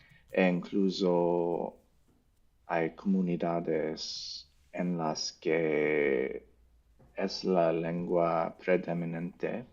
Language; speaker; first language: Spanish; non-native, learner; English